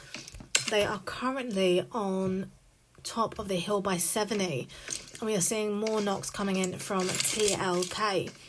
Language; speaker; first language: English; native; English